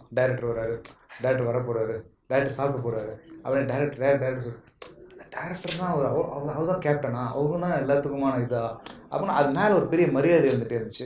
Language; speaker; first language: Tamil; native; Tamil